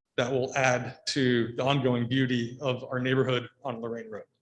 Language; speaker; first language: English; native; English